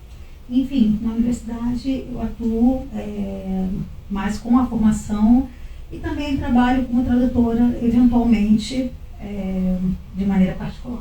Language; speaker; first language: Portuguese; native; Portuguese